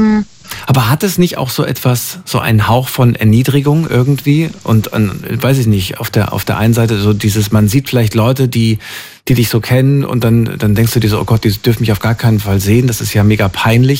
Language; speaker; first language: German; native; German